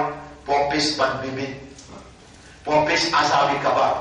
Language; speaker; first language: French; non-native, local second language; Morisyen